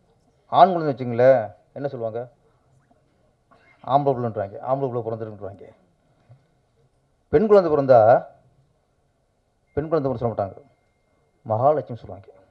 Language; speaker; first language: Tamil; native; Tamil